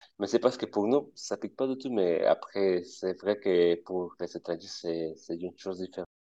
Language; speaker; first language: French; non-native, fluent; Spanish